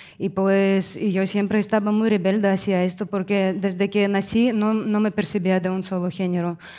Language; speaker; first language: Spanish; non-native, fluent; Russian